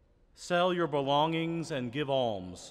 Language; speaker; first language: English; native; English